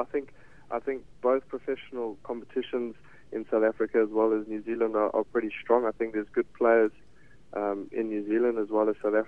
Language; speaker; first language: English; native; English